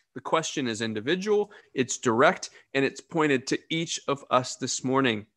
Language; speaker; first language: English; native; English